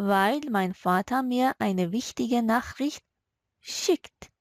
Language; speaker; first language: German; non-native, fluent; Persian